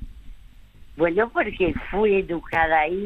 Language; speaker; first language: Spanish; early bilingual, other home language; French